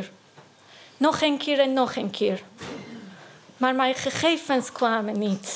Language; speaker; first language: Dutch; non-native, learner; Persian